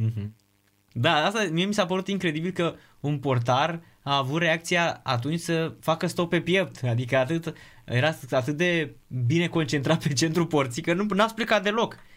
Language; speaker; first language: Romanian; native; Romanian